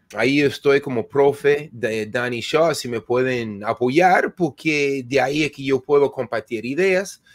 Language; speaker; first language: Spanish; non-native, fluent; English